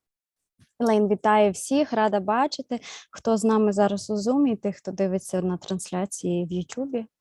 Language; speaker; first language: Ukrainian; native; Ukrainian